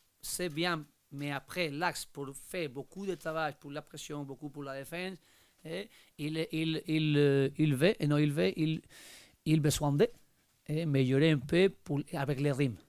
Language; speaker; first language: French; non-native, learner; Spanish